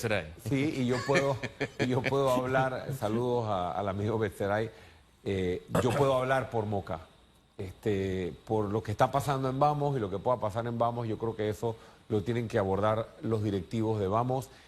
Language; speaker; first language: Spanish; native; Spanish